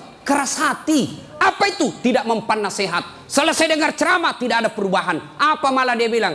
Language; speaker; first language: Indonesian; native; Indonesian